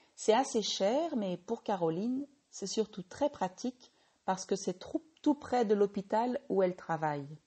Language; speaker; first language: French; native; French